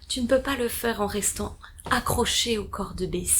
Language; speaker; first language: French; native; French